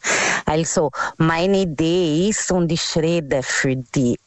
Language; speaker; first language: German; non-native, learner; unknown